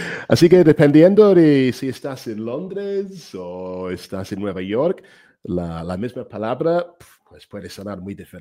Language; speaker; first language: Spanish; non-native, fluent; English